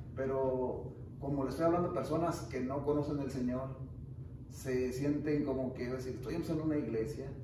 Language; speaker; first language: Spanish; native; Spanish